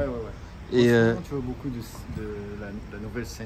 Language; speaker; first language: French; non-native, fluent; Japanese